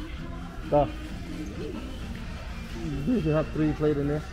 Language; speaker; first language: English; non-native, learner; Vietnamese